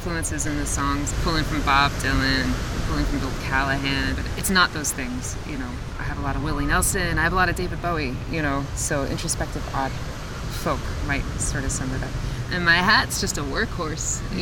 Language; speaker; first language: English; native; English